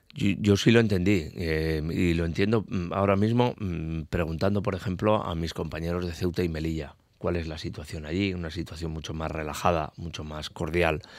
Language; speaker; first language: Spanish; native; Spanish